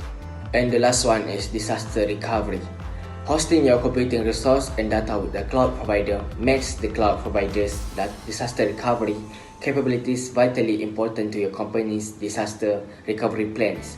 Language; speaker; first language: English; non-native, local second language; Malay